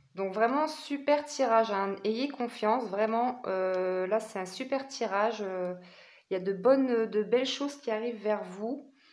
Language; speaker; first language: French; native; French